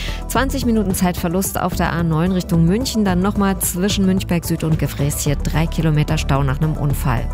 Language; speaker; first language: German; native; German